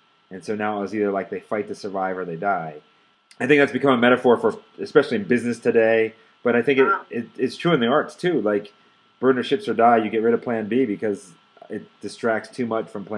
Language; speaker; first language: English; native; English